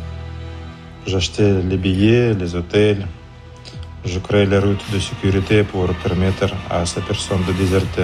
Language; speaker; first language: French; non-native, learner; Russian